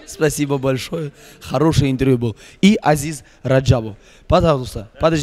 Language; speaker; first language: Russian; non-native, local second language; Uzbek